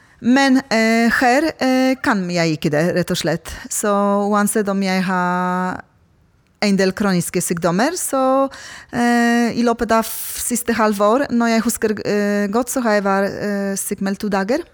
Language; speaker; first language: Norwegian; non-native, fluent; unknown